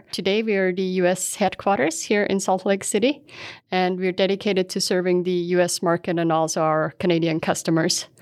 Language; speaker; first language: English; non-native, fluent; German